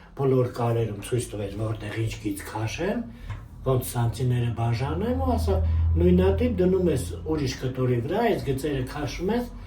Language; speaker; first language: Armenian; native; Armenian